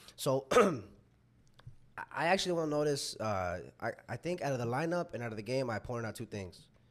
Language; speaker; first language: English; early bilingual, other home language; Spanish